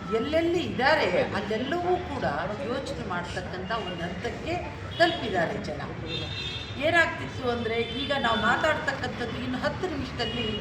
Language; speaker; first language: Kannada; non-native, local second language; Lambadi